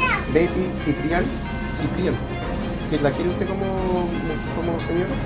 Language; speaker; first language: Spanish; native; Spanish